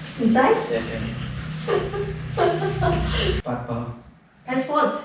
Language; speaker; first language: English; non-native, learner; Korean